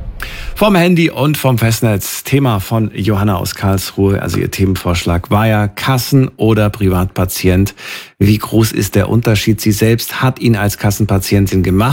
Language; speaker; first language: German; native; German